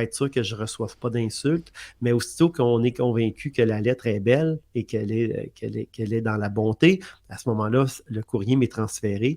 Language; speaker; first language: French; native; French